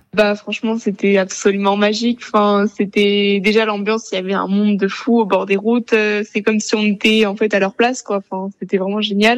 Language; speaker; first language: French; native; French